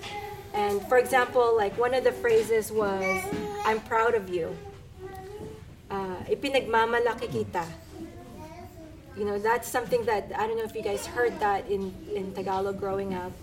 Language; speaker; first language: English; non-native, local second language; Filipino